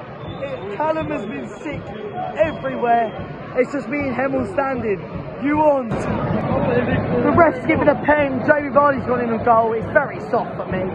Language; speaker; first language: English; native; English